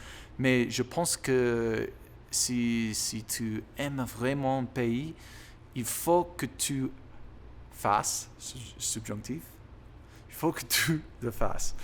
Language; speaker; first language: French; non-native, learner; English